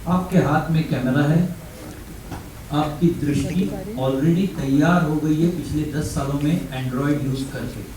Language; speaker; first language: Hindi; non-native, local second language; Marathi